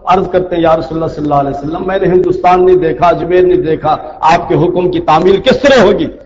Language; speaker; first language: Urdu; non-native, local second language; Saraiki